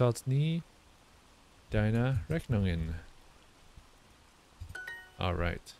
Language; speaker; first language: German; non-native, learner; English